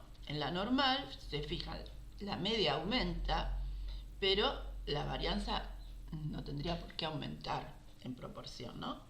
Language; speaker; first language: Spanish; native; Spanish